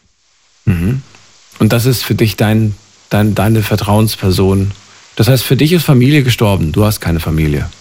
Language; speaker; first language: German; native; German